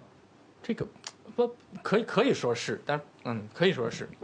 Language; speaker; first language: Chinese; native; Chinese